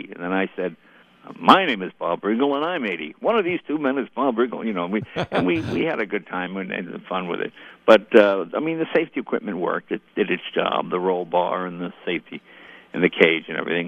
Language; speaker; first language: English; native; English